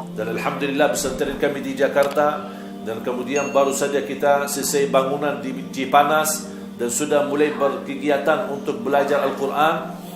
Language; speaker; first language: Malay; non-native, fluent; Arabic